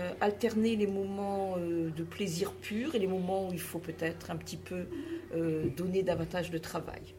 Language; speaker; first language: French; native; French